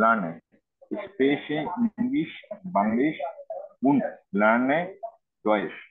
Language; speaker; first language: German; non-native, learner; Bangla